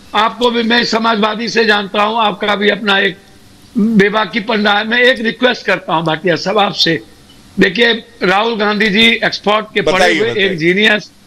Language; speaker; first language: Hindi; native; Hindi